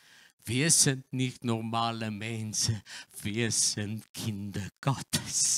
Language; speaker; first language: German; non-native, learner; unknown